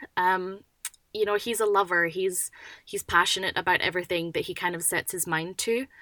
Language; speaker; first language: English; native; English